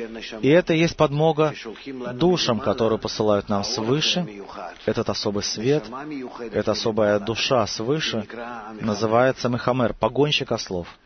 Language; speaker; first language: Russian; native; Russian